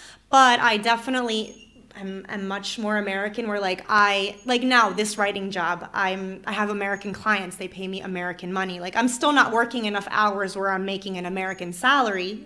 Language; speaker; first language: English; native; English